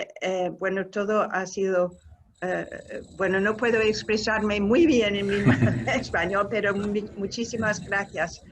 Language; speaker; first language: Spanish; non-native, fluent; English